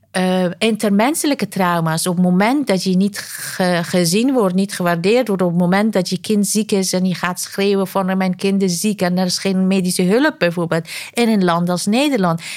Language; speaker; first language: Dutch; non-native, fluent; Persian